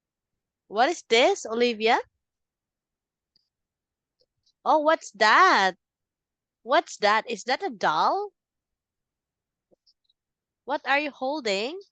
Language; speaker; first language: English; non-native, fluent; Filipino